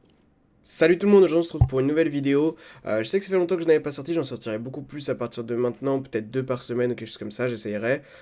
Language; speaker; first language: French; native; French